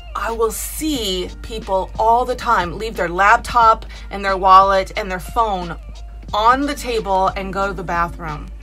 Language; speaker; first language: English; native; English